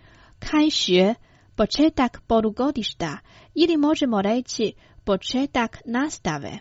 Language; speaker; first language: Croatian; non-native, fluent; Chinese